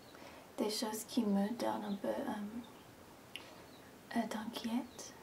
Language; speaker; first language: French; non-native, fluent; English